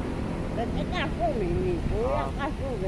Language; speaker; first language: Chinese; native; Chinese